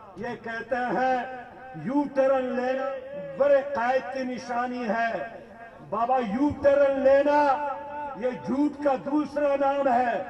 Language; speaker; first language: Urdu; non-native, local second language; Pashto